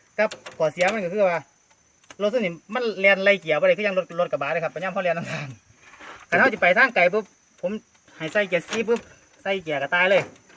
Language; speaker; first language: Thai; non-native, local second language; Northeastern Thai